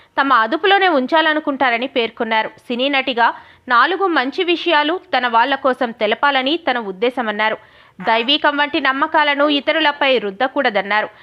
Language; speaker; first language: Telugu; native; Telugu